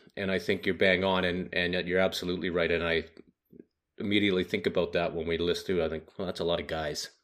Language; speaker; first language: English; native; English